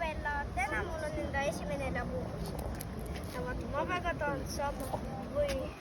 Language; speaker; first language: Estonian; early bilingual, other home language; Ukrainian